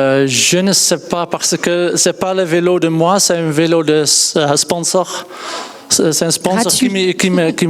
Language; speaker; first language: French; non-native, learner; Dutch